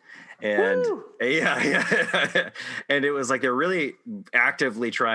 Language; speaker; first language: English; native; English